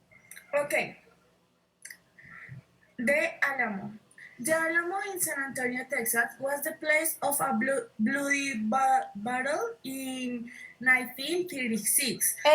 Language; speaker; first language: English; non-native, learner; Spanish